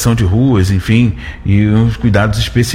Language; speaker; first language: Portuguese; native; Portuguese